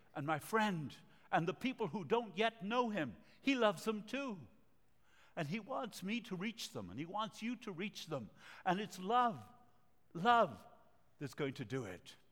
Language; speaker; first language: English; non-native, fluent; Spanish